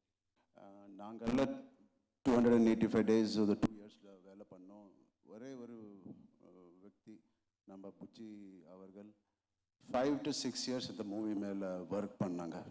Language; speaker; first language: Tamil; non-native, local second language; Telugu